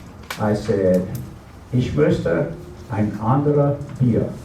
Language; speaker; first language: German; non-native, learner; English